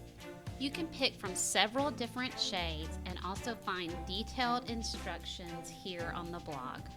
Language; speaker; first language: English; native; English